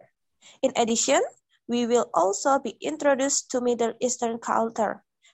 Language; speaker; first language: English; non-native, learner; Indonesian